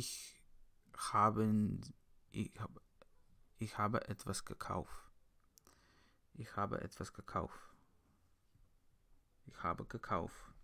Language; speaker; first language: German; non-native, learner; English